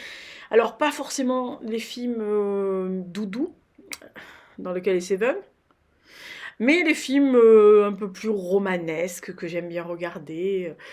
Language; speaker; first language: French; native; French